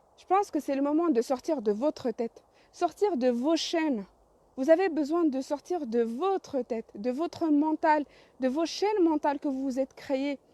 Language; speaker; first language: French; non-native, local second language; Arabic